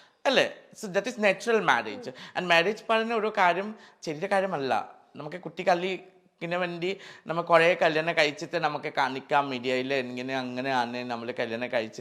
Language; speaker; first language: Malayalam; non-native, fluent; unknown